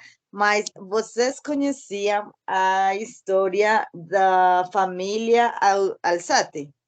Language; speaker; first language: Portuguese; non-native, learner; Spanish